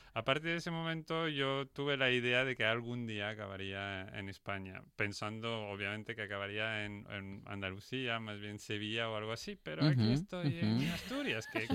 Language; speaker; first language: Spanish; non-native, fluent; French